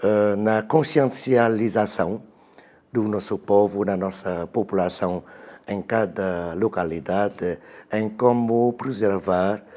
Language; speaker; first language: Portuguese; non-native, fluent; Vietnamese